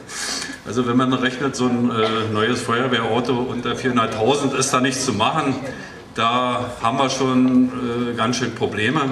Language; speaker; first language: German; native; German